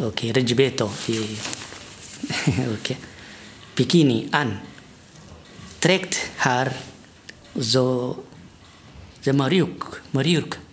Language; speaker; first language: Dutch; non-native, learner; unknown